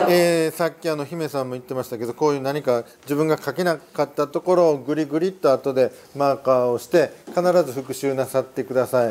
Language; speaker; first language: Japanese; native; Japanese